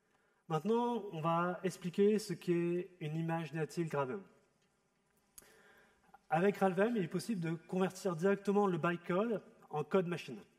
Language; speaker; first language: French; native; French